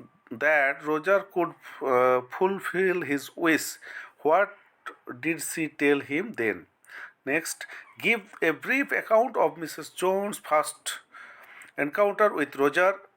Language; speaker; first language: English; non-native, local second language; Bangla